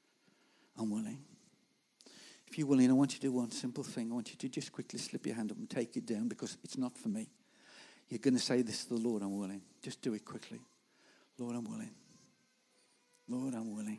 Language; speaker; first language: English; native; English